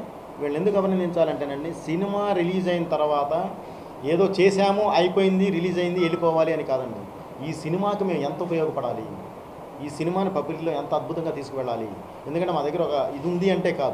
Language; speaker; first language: Telugu; native; Telugu